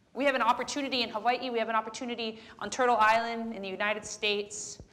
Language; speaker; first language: English; native; English